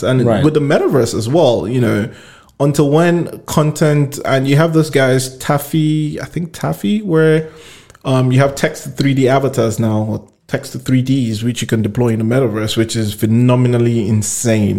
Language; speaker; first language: English; non-native, local second language; Yoruba